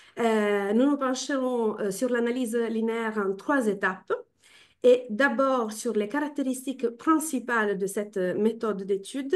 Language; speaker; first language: French; non-native, fluent; Italian